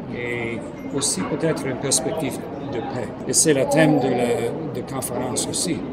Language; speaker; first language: French; non-native, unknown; English